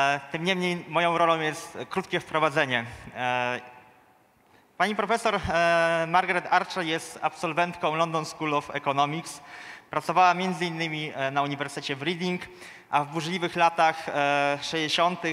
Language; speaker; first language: Polish; native; Polish